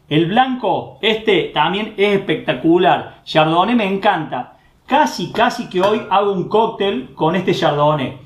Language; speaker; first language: Spanish; native; Spanish